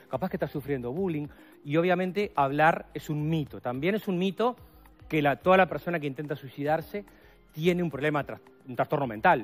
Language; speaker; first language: Spanish; native; Spanish